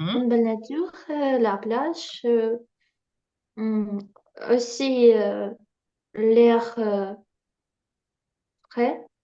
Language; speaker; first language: French; non-native, learner; Ukrainian